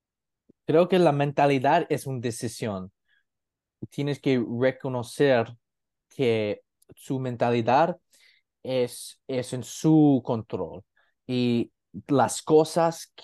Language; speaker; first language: Spanish; non-native, learner; English